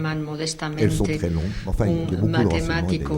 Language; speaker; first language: French; native; French